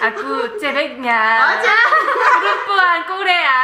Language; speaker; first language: Indonesian; non-native, learner; Korean